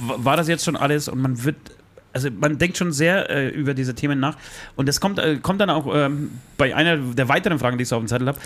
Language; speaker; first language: German; early bilingual, other home language; Polish